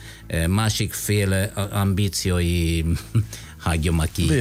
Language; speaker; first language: Hungarian; non-native, learner; Italian